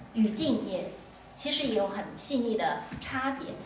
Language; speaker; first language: Chinese; native; Chinese